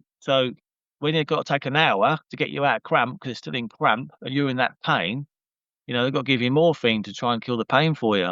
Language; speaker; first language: English; native; English